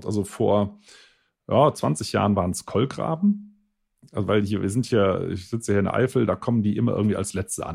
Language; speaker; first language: German; native; German